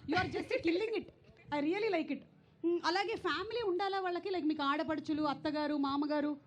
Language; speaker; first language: Telugu; native; Telugu